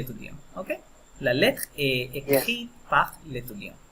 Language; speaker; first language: French; non-native, fluent; Bangla